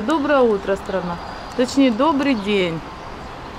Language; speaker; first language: Russian; native; Russian